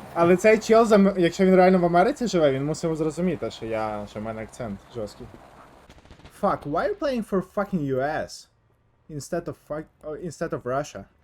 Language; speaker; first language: Ukrainian; native; Ukrainian